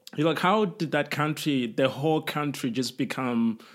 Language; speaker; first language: English; non-native, local second language; Kinyarwanda